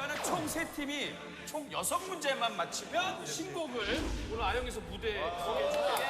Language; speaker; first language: Korean; native; Korean